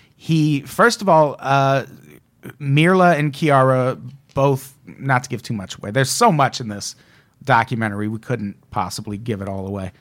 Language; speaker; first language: English; native; English